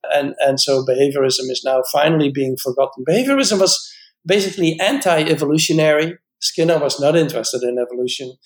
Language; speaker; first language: English; non-native, fluent; Dutch